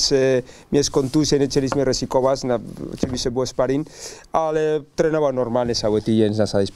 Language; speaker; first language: Polish; non-native, learner; Spanish